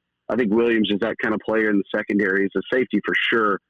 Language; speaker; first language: English; native; English